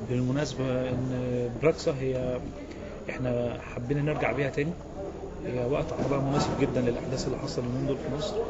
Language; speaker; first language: Arabic; native; Arabic